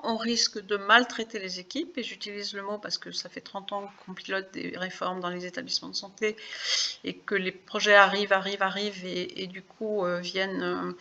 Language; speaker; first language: French; native; French